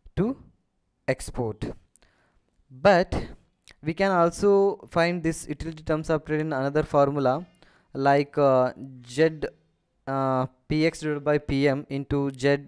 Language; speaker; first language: English; non-native, local second language; Kannada